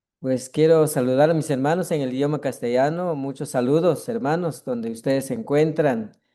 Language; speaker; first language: Spanish; non-native, local second language; Kʼicheʼ